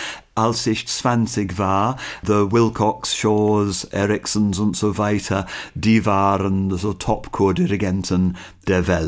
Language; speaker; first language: German; non-native, learner; English